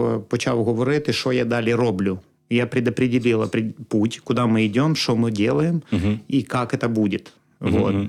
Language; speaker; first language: Ukrainian; native; Ukrainian